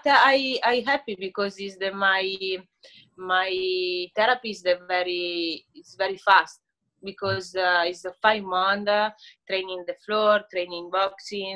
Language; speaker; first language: English; non-native, learner; Italian